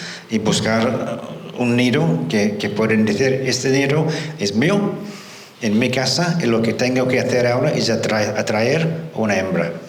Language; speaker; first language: Spanish; non-native, fluent; English